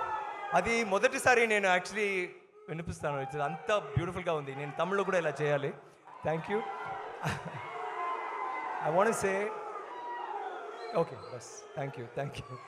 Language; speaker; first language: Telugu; non-native, learner; Tamil